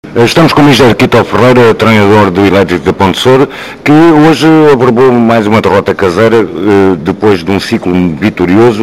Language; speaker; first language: Portuguese; native; Portuguese